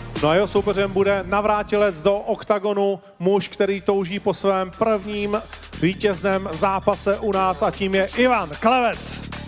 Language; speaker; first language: Czech; native; Czech